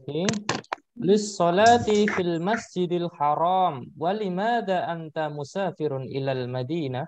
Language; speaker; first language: Arabic; non-native, fluent; Indonesian